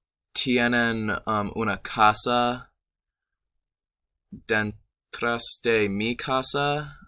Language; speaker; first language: Spanish; non-native, learner; English